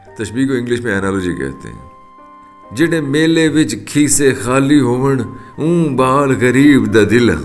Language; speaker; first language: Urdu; non-native, local second language; Punjabi